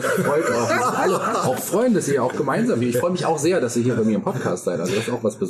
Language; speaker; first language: German; native; German